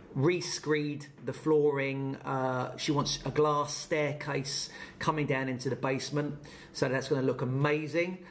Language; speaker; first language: English; native; English